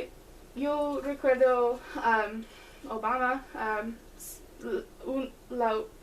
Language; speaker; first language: Spanish; non-native, learner; English